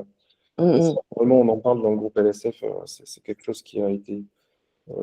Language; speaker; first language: French; native; French